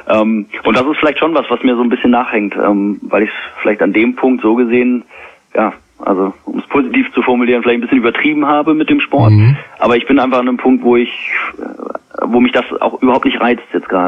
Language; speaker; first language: German; native; German